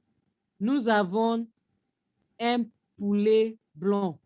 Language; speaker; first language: French; non-native, fluent; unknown